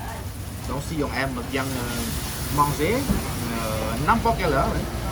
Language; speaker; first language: French; non-native, fluent; Khmer